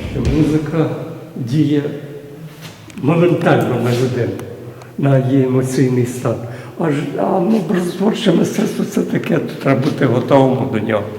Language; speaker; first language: Ukrainian; native; Ukrainian